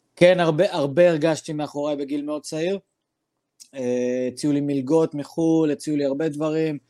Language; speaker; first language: Hebrew; non-native, local second language; Arabic